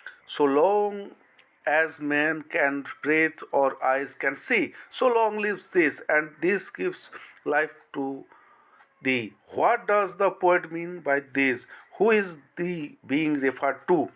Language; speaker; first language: English; non-native, local second language; Bangla